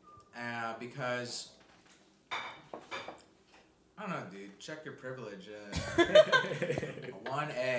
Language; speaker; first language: English; non-native, local second language; Filipino